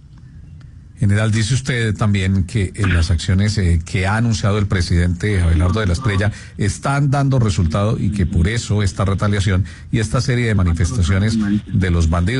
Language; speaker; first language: Spanish; native; Spanish